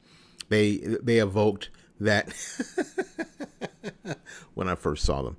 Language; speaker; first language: English; native; English